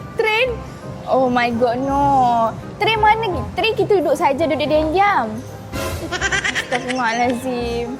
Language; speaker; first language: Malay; native; Malay